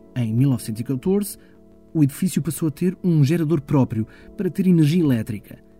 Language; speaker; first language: Portuguese; native; Portuguese